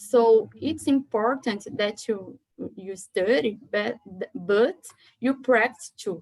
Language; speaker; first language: English; non-native, learner; Portuguese